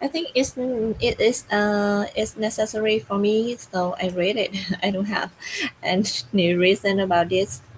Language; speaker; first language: English; non-native, learner; Vietnamese